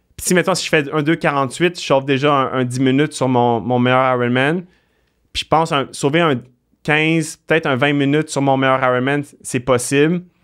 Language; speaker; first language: French; native; French